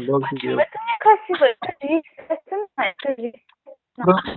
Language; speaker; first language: Russian; non-native, learner; Turkmen